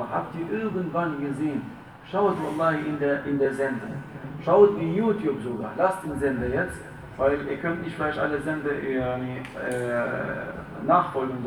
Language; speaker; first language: German; non-native, fluent; Arabic